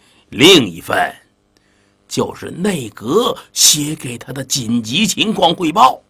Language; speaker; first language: Chinese; native; Chinese